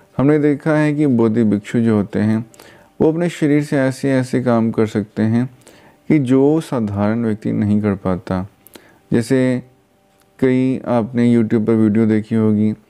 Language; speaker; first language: Hindi; non-native, local second language; Punjabi